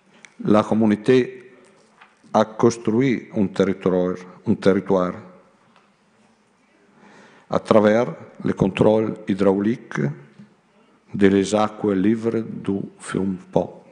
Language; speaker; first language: French; non-native, learner; Italian